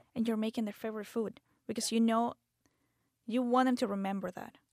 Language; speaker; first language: English; non-native, fluent; Spanish